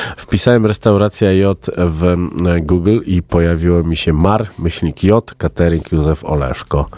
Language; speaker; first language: Polish; native; Polish